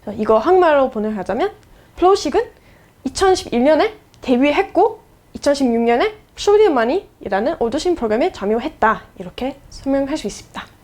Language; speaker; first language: Korean; non-native, fluent; English